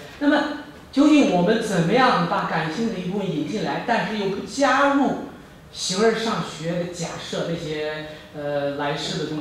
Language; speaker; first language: Chinese; native; Chinese